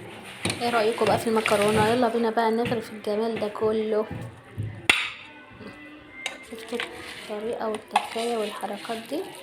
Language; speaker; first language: Arabic; native; Arabic